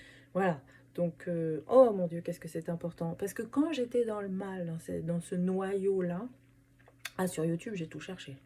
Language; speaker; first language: French; native; French